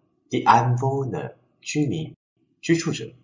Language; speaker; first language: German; non-native, fluent; Chinese